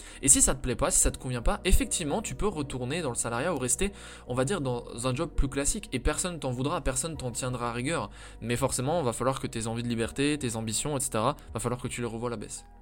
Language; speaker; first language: French; native; French